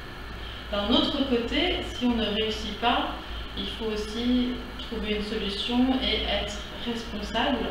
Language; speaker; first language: French; non-native, learner; Korean